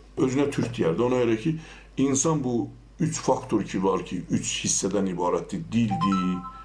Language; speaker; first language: Azerbaijani; non-native, local second language; Talysh